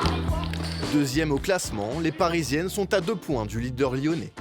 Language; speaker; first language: French; native; French